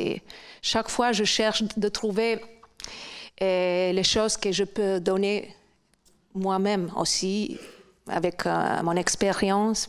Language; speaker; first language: French; non-native, fluent; Albanian